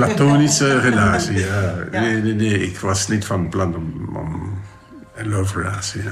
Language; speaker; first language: Dutch; non-native, local second language; French